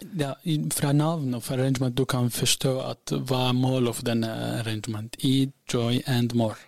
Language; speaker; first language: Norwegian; non-native, learner; Arabic